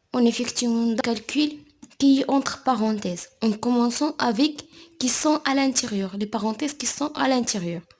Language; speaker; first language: French; non-native, local second language; Arabic